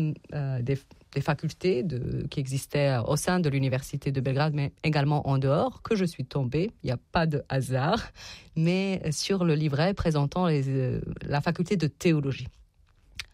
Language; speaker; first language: French; non-native, fluent; Serbian